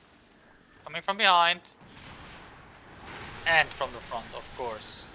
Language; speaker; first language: English; native; English